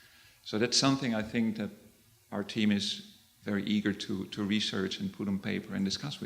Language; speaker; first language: English; non-native, fluent; Dutch